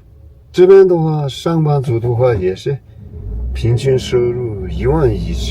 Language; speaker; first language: Chinese; non-native, local second language; Tibetan